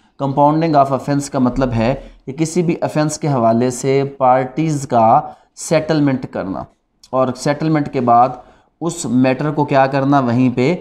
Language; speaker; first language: Urdu; non-native, local second language; Punjabi